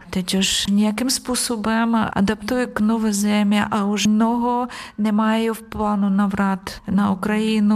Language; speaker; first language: Czech; non-native, learner; Ukrainian